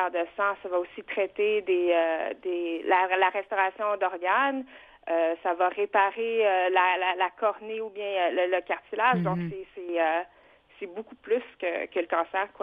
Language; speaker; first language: French; early bilingual, other home language; Vietnamese